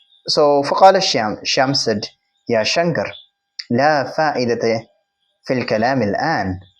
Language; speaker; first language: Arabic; non-native, fluent; Malayalam